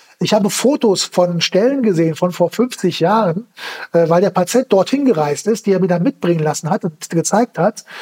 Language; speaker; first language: German; early bilingual, other home language; Turkish